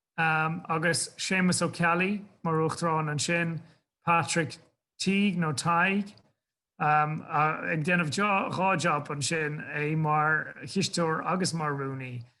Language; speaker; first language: Irish; non-native, local second language; English